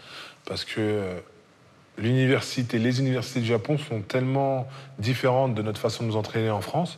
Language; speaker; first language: French; native; French